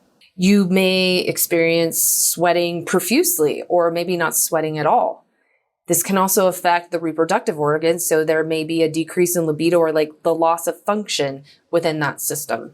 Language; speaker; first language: English; native; English